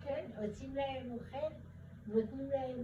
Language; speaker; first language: Hebrew; non-native, learner; Arabic